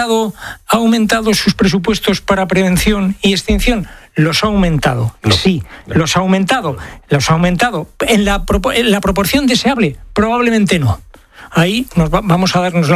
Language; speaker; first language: Spanish; native; Spanish